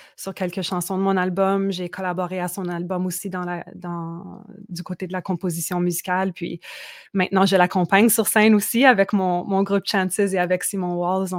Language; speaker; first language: French; native; French